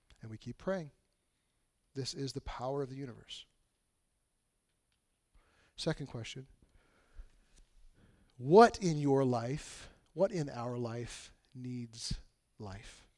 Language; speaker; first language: English; native; English